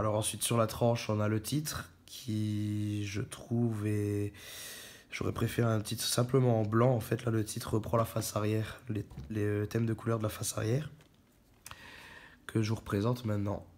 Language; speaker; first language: French; native; French